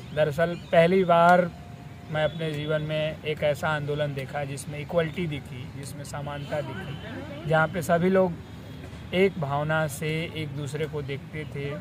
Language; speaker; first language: Hindi; native; Hindi